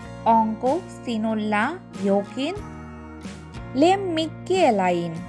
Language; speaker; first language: Finnish; non-native, learner; Bangla